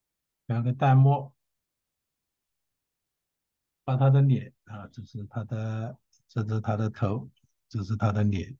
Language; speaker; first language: Chinese; native; Chinese